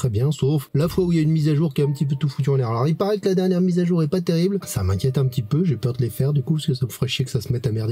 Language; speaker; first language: French; native; French